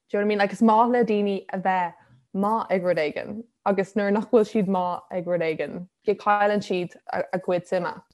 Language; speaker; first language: Irish; non-native, local second language; English